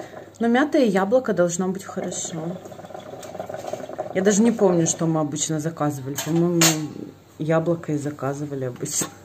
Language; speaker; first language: Russian; native; Russian